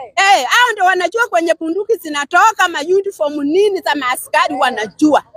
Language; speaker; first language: Swahili; non-native, local second language; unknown